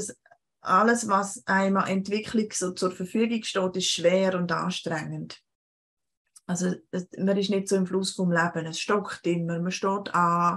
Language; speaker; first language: German; native; German